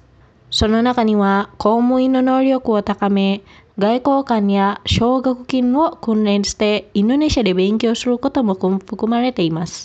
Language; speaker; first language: Japanese; non-native, fluent; Indonesian